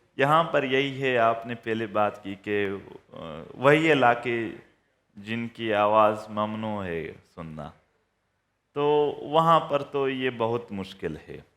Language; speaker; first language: Urdu; non-native, local second language; Pashto